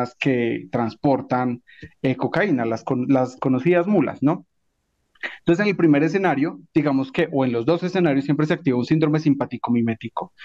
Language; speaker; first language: Spanish; native; Spanish